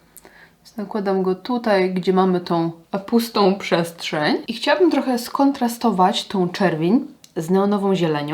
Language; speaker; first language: Polish; native; Polish